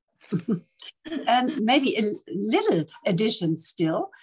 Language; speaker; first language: English; non-native, fluent; German